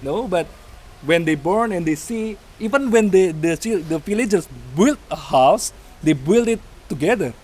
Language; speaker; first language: English; non-native, fluent; Javanese